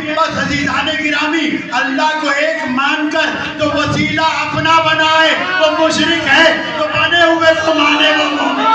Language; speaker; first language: Urdu; non-native, local second language; Sindhi